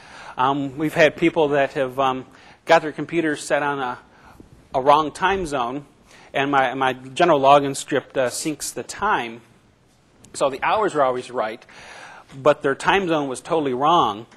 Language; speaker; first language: English; native; English